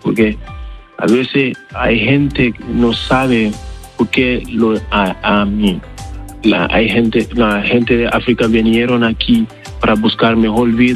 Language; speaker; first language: Spanish; non-native, learner; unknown